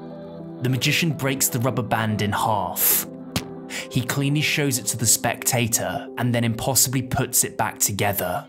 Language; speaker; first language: English; native; English